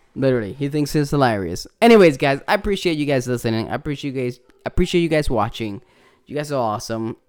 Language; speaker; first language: English; non-native, fluent; Spanish